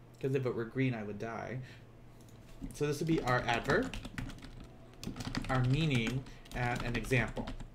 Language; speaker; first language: English; native; English